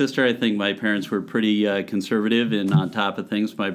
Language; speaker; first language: English; native; English